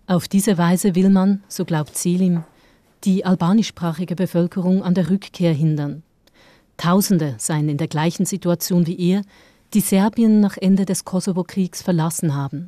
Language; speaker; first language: German; native; German